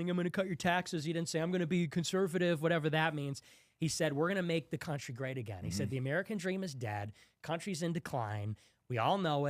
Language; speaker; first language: English; native; English